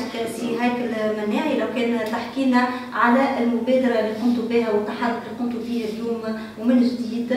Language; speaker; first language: Arabic; native; Arabic